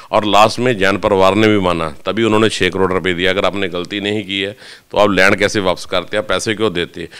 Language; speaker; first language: Hindi; non-native, local second language; Punjabi